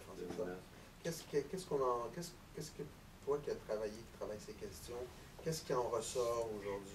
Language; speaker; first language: French; native; French